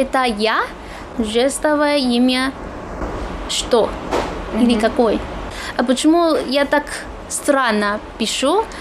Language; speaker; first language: Russian; non-native, fluent; Chinese